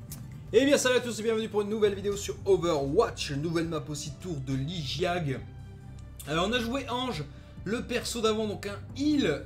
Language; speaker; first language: French; native; French